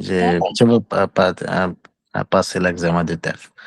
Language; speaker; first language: French; non-native, learner; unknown